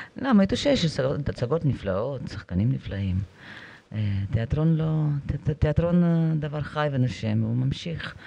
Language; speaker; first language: Hebrew; non-native, fluent; Russian